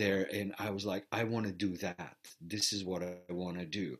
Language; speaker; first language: English; non-native, fluent; Bulgarian